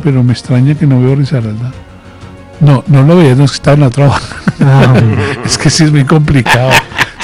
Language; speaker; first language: Spanish; native; Spanish